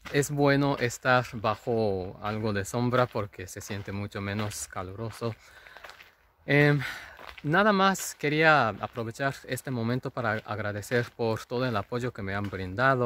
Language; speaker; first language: Spanish; non-native, fluent; Japanese